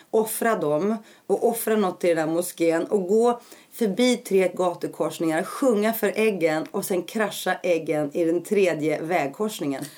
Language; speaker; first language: Swedish; early bilingual, other home language; Greek